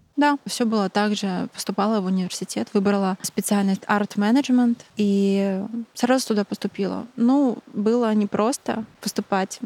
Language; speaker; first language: Russian; native; Russian